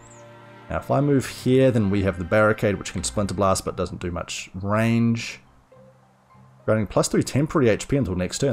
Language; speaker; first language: English; native; English